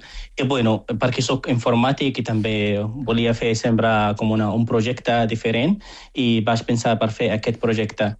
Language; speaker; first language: Catalan; non-native, fluent; Arabic